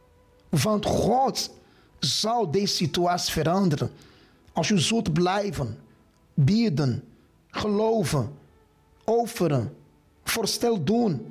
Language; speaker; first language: Dutch; non-native, fluent; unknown